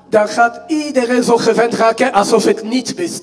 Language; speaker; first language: Dutch; non-native, fluent; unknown